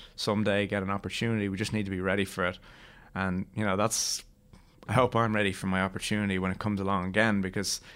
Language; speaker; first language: English; native; English